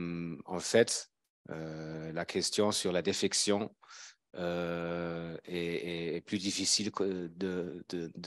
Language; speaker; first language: French; non-native, fluent; German